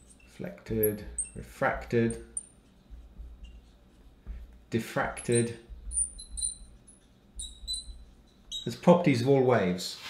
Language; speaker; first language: English; native; English